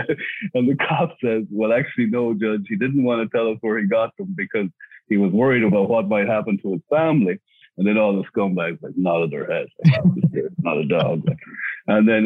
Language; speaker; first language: English; native; English